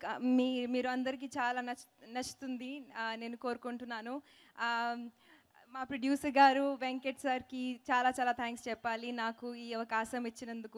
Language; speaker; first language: Telugu; non-native, local second language; Hindi